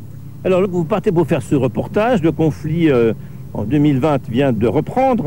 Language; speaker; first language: French; native; French